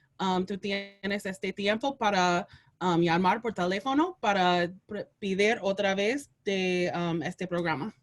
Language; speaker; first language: Spanish; non-native, learner; English